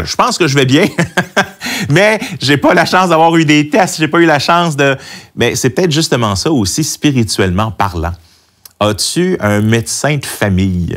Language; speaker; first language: French; native; French